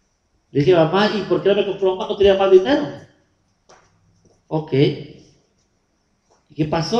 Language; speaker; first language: Spanish; native; Spanish